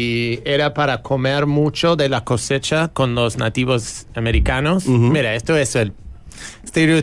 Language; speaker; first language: Spanish; non-native, fluent; English